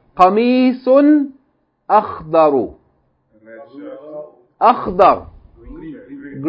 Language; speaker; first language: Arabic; non-native, fluent; English